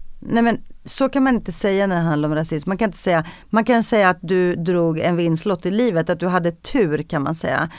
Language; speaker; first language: Swedish; early bilingual, other home language; Greek